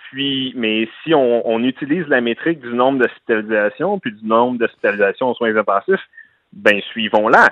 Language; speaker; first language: French; native; French